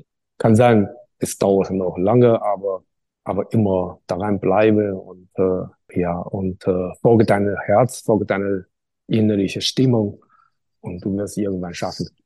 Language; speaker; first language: German; non-native, fluent; Chinese